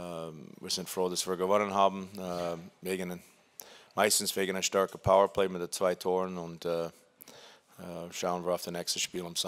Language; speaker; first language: German; non-native, fluent; English